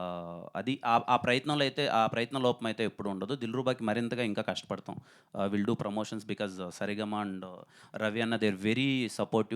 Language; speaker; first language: Telugu; native; Telugu